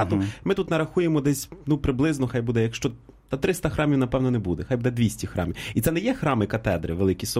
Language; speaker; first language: Ukrainian; native; Ukrainian